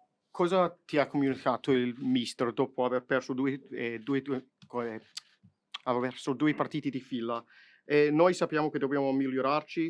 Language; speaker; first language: Italian; non-native, fluent; English